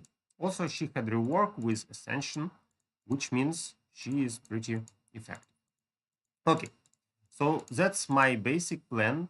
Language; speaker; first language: English; non-native, fluent; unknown